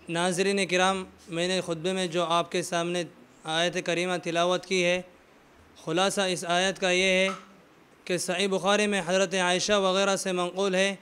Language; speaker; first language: Urdu; native; Urdu